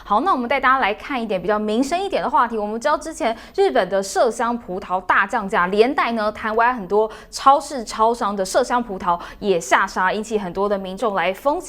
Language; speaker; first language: Chinese; native; Chinese